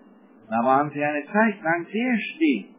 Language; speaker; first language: German; non-native, fluent; English